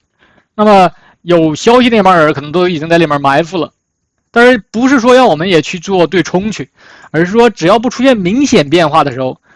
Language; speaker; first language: Chinese; native; Chinese